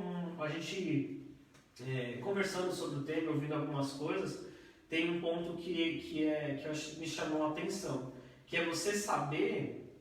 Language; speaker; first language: Portuguese; native; Portuguese